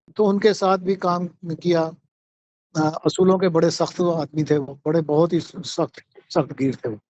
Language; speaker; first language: Urdu; native; Urdu